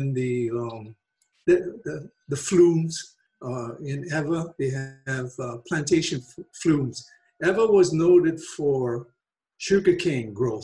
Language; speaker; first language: English; native; English